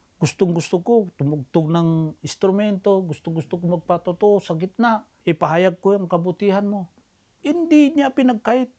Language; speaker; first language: Filipino; non-native, local second language; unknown